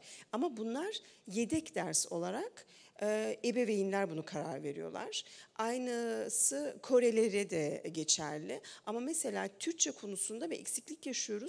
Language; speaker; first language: Turkish; early bilingual, heritage; Turkish